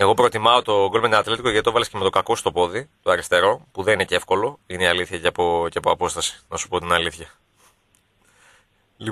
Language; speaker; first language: Greek; native; Greek